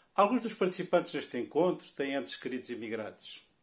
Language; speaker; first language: Portuguese; native; Portuguese